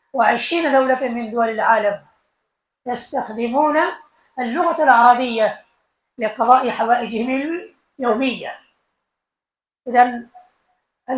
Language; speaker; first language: Arabic; non-native, fluent; Bangla